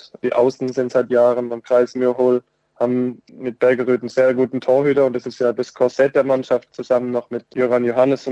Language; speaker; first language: German; native; German